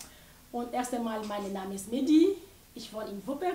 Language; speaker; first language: German; non-native, learner; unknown